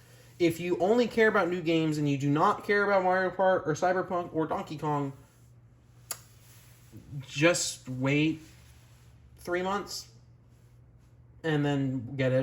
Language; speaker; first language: English; native; English